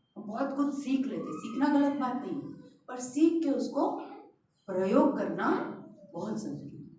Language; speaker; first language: Hindi; non-native, local second language; Malayalam